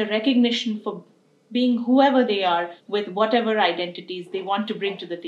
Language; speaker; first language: English; non-native, local second language; Hindi